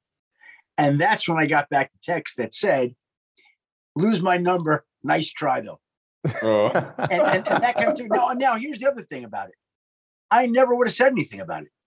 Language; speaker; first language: English; native; English